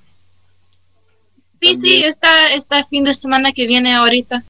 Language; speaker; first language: Spanish; early bilingual, heritage; Spanish